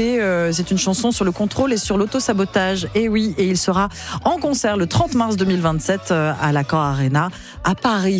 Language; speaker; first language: French; native; French